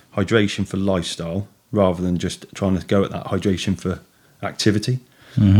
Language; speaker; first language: English; native; English